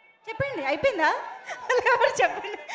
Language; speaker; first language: Telugu; native; Telugu